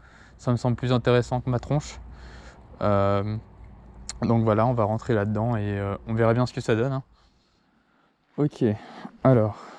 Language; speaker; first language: French; native; French